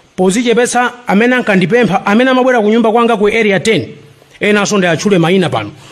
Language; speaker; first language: Nyanja; native; Nyanja